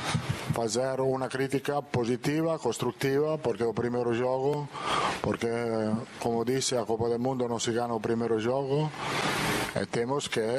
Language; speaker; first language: Portuguese; non-native, fluent; Italian